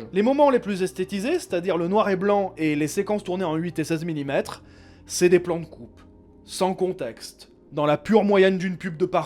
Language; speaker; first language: French; native; French